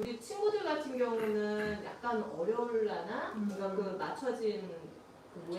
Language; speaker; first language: Korean; native; Korean